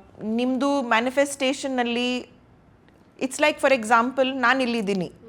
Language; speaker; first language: Kannada; non-native, local second language; Hindi